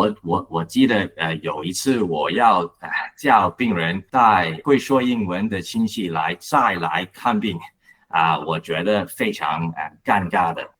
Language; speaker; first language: Chinese; non-native, learner; Cantonese